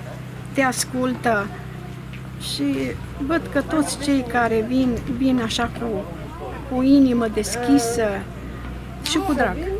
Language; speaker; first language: Romanian; non-native, local second language; Ukrainian